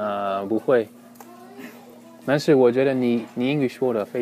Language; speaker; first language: Chinese; non-native, fluent; English